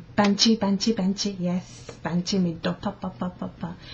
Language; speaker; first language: English; non-native, local second language; Akan